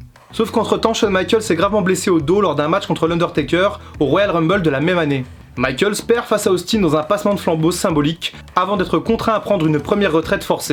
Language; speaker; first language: French; native; French